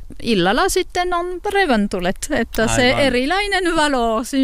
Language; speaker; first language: Finnish; non-native, fluent; French